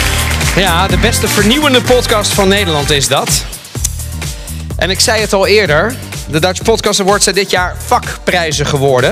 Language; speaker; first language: Dutch; native; Dutch